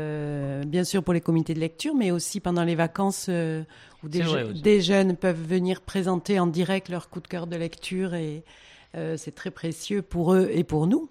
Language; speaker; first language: French; native; French